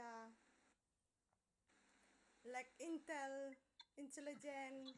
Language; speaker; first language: English; non-native, learner; Indonesian